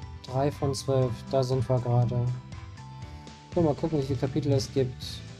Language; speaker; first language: German; native; German